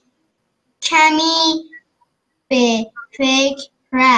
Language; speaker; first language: Persian; native; Persian